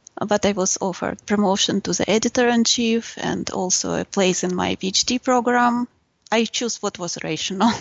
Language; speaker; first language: English; non-native, fluent; Russian